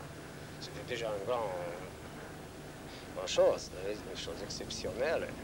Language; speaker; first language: French; non-native, fluent; Hungarian